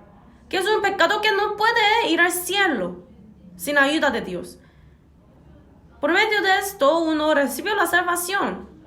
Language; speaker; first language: Spanish; non-native, fluent; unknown